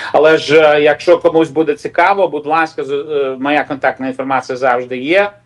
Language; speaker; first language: Ukrainian; non-native, local second language; Russian